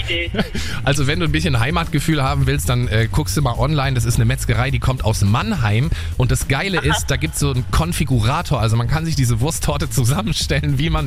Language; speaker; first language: German; native; German